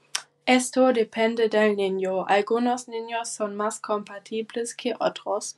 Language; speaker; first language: Spanish; non-native, learner; German